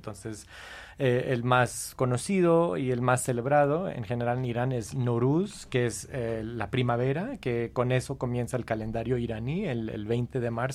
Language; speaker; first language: Spanish; non-native, fluent; English